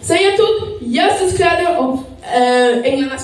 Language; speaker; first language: Swedish; early bilingual, other home language; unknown